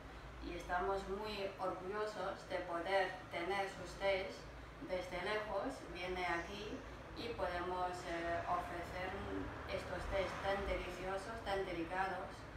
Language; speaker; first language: Spanish; non-native, fluent; Chinese